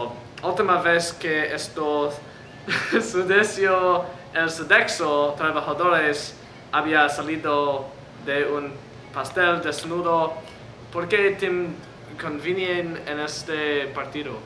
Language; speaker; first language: Spanish; non-native, learner; English